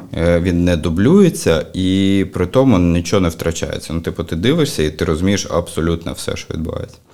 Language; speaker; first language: Ukrainian; native; Ukrainian